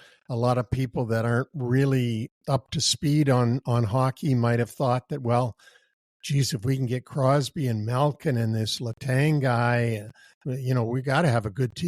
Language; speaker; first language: English; native; English